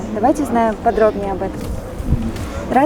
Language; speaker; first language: Russian; native; Russian